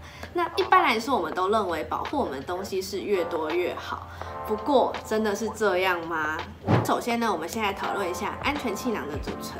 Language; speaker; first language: Chinese; native; Chinese